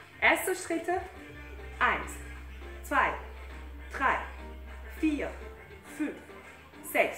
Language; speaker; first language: German; non-native, fluent; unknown